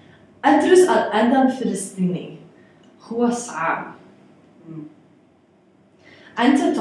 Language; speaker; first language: Arabic; non-native, learner; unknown